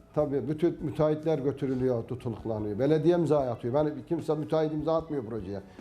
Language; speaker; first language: Turkish; native; Turkish